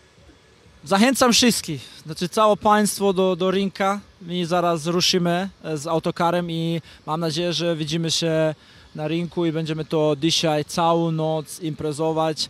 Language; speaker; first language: Polish; non-native, fluent; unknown